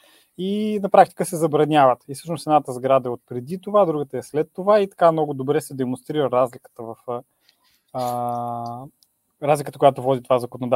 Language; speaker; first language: Bulgarian; native; Bulgarian